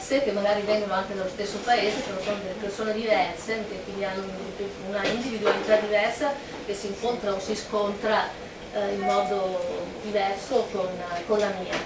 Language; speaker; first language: Italian; native; Italian